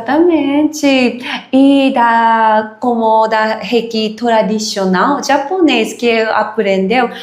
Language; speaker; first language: Portuguese; non-native, learner; Japanese